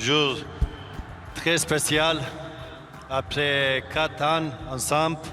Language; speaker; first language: French; non-native, learner; Swedish